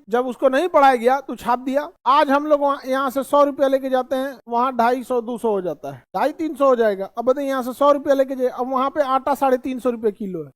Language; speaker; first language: Hindi; native; Hindi